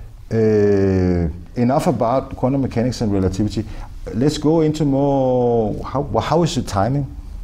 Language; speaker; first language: English; non-native, fluent; Danish